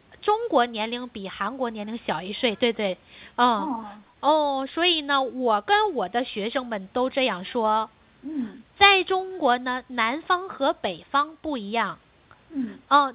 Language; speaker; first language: Chinese; native; Chinese